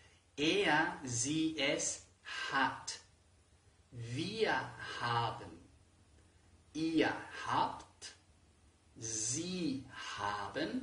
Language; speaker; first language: German; non-native, fluent; Spanish